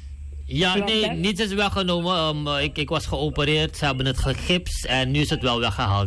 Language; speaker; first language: Dutch; native; Dutch